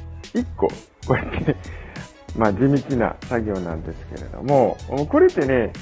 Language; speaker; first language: Japanese; native; Japanese